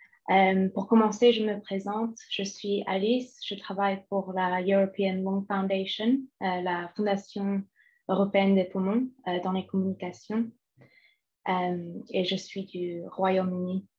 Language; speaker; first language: French; non-native, fluent; English